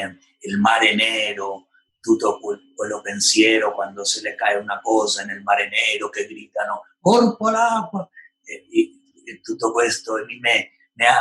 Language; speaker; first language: Italian; non-native, learner; Spanish